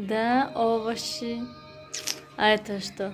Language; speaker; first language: Russian; non-native, local second language; Tajik